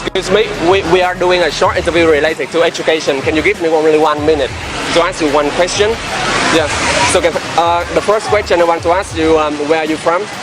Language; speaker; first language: English; non-native, fluent; Vietnamese